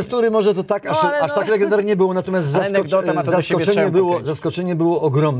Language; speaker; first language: Polish; native; Polish